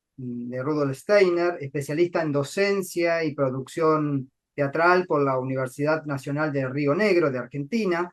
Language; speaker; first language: Spanish; native; Spanish